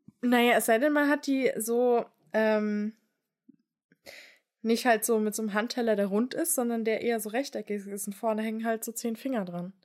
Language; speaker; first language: German; native; German